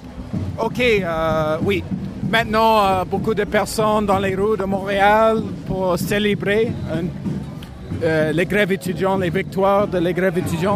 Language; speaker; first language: French; non-native, learner; English